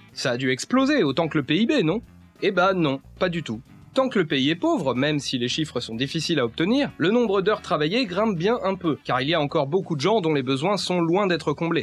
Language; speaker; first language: French; native; French